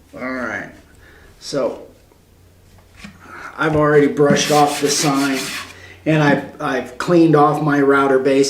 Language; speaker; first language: English; native; English